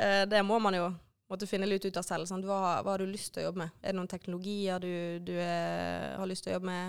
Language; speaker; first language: Norwegian; native; Norwegian